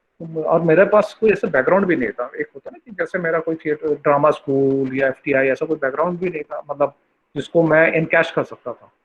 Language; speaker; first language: Hindi; non-native, local second language; Bangla